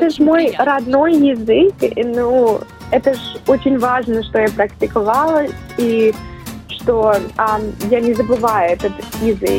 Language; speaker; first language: Russian; early bilingual, other home language; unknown